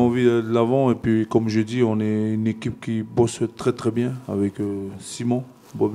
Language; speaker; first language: French; non-native, fluent; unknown